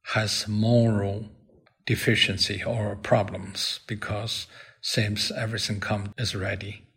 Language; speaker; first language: English; non-native, fluent; Chinese